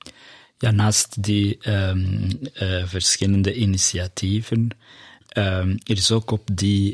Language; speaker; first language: Dutch; non-native, fluent; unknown